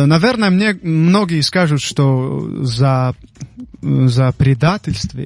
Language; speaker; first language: Russian; non-native, local second language; Tajik